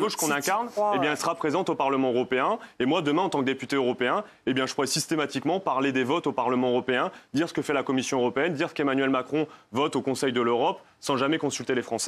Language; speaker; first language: French; native; French